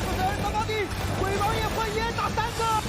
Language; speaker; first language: Chinese; native; Chinese